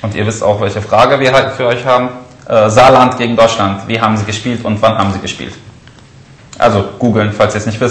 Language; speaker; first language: German; native; German